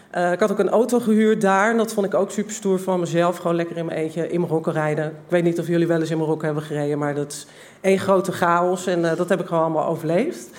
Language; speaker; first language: Dutch; native; Dutch